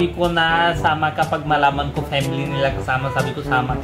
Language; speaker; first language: Filipino; non-native, learner; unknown